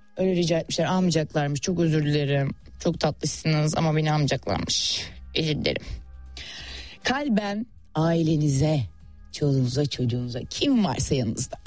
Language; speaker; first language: Turkish; native; Turkish